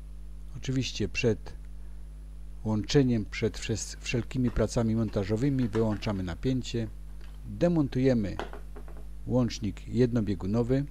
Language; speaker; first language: Polish; native; Polish